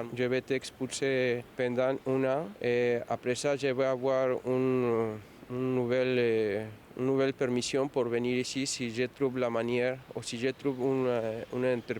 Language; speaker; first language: French; non-native, fluent; Spanish